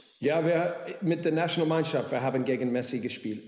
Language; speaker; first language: German; non-native, learner; English